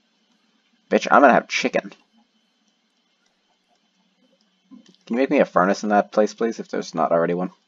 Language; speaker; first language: English; native; English